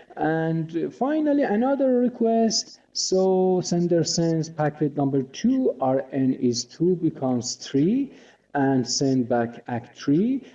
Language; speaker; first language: English; non-native, fluent; Persian